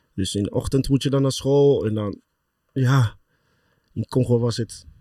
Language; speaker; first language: Dutch; early bilingual, other home language; Lingala